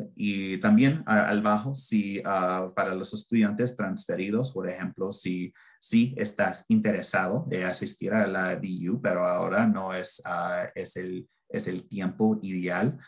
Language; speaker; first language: Spanish; early bilingual, heritage; Spanish